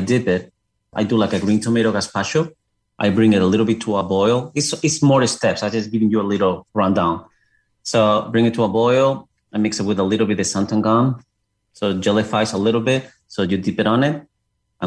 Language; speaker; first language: English; non-native, fluent; Spanish